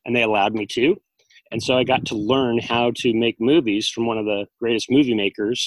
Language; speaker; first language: English; native; English